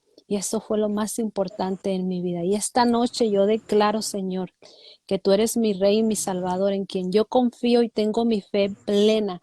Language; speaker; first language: Spanish; native; Spanish